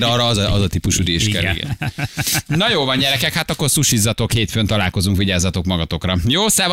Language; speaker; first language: Hungarian; native; Hungarian